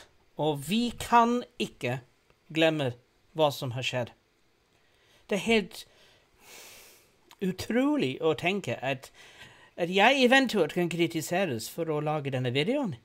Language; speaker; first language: Norwegian; non-native, fluent; English